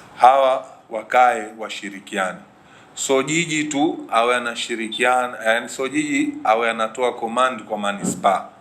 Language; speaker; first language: Swahili; native; Swahili